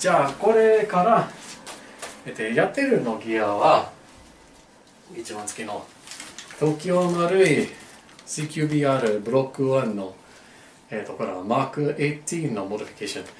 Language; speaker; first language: Japanese; non-native, learner; English